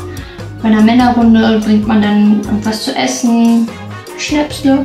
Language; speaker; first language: German; native; German